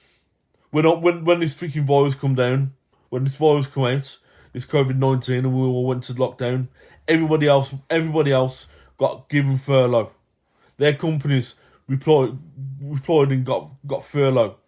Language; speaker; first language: English; native; English